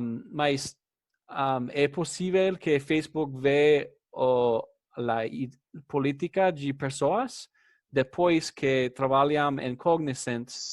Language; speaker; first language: Spanish; non-native, fluent; English